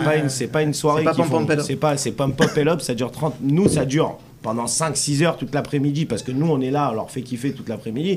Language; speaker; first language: French; native; French